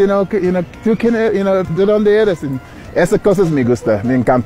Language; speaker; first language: Spanish; non-native, learner; English